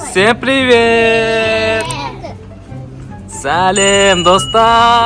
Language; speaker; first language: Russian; non-native, local second language; Kazakh